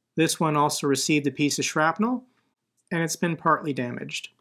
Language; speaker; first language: English; native; English